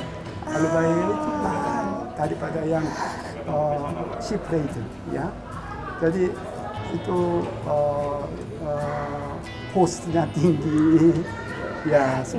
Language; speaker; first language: Indonesian; non-native, learner; Korean